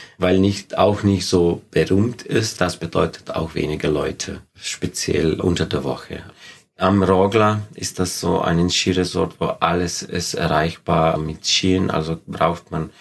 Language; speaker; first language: German; non-native, fluent; Slovenian